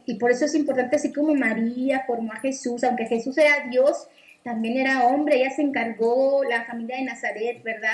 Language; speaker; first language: Spanish; native; Spanish